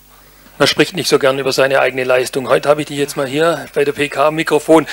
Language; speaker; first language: German; native; German